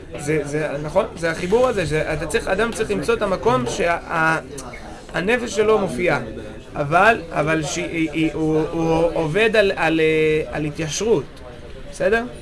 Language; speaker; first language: Hebrew; native; Hebrew